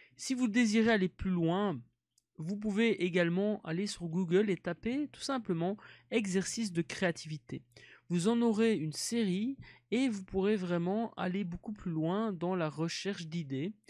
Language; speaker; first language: French; native; French